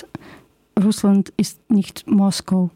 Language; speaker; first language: German; non-native, learner; Russian